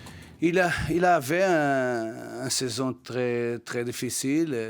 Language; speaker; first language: French; non-native, learner; Portuguese